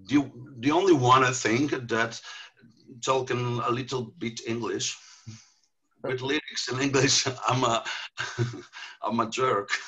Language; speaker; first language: English; non-native, learner; Italian